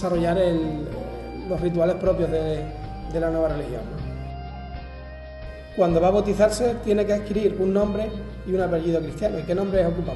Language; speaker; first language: Spanish; native; Spanish